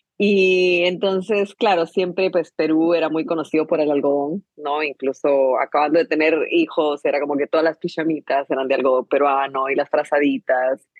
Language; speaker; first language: Spanish; native; Spanish